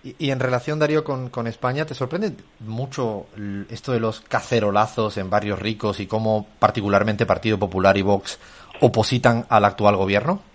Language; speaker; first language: Spanish; native; Spanish